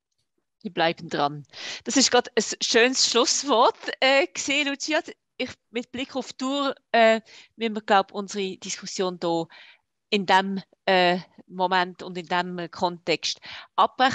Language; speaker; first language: German; native; German